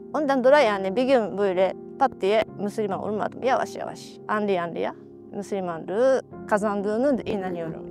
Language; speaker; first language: Turkish; non-native, fluent; Japanese